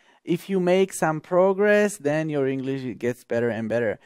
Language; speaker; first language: English; non-native, fluent; Slovak